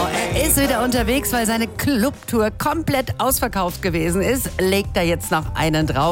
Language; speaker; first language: German; native; German